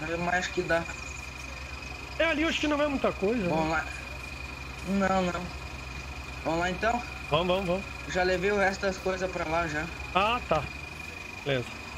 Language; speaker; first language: Portuguese; native; Portuguese